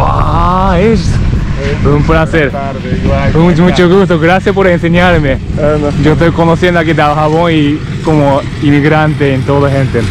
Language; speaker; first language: Spanish; non-native, learner; Japanese